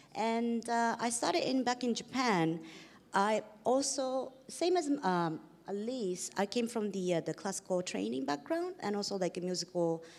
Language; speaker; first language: English; non-native, fluent; Japanese